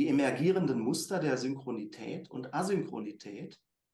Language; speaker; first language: German; native; German